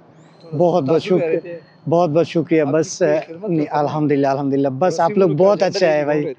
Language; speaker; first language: Hindi; non-native, learner; Bangla